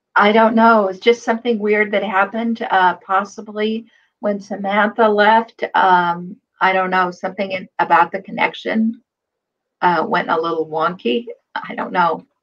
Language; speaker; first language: English; non-native, fluent; Hebrew